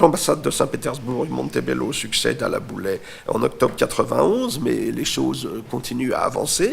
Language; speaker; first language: French; native; French